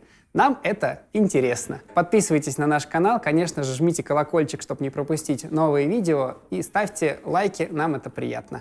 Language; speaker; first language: Russian; native; Russian